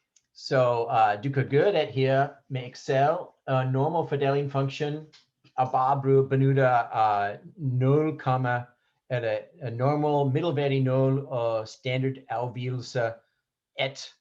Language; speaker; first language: Danish; non-native, fluent; English